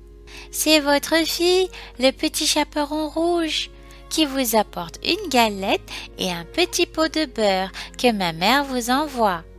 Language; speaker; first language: French; native; French